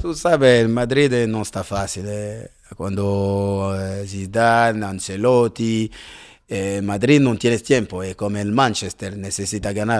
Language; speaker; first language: Spanish; non-native, learner; French